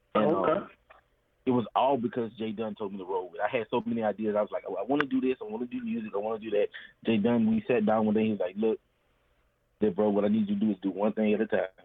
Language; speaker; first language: English; native; English